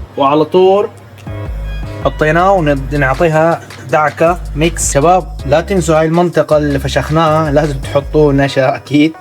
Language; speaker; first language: Arabic; native; Arabic